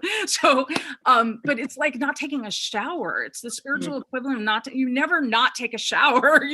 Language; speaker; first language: English; native; English